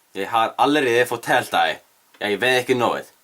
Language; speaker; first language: Danish; non-native, learner; Icelandic